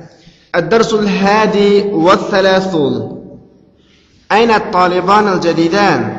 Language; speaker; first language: Arabic; non-native, fluent; Uyghur